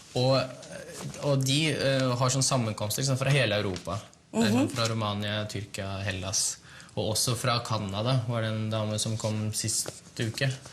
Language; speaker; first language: Norwegian; early bilingual, other home language; Russian